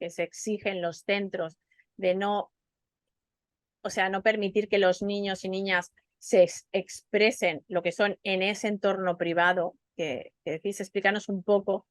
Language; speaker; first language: Spanish; native; Spanish